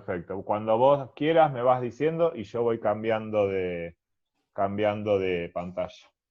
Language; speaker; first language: Spanish; native; Spanish